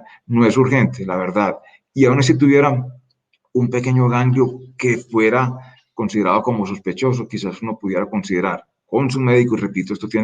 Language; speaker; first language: Spanish; native; Spanish